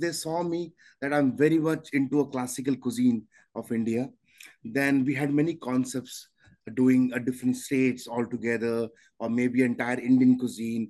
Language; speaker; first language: English; non-native, local second language; Punjabi